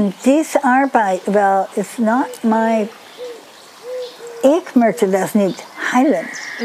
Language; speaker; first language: German; non-native, learner; Dutch